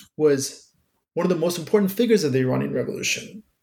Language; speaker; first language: English; early bilingual, other home language; Persian